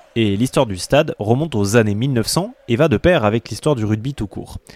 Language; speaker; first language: French; native; French